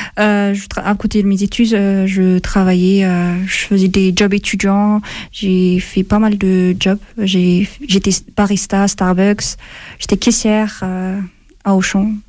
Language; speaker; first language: French; non-native, fluent; Amharic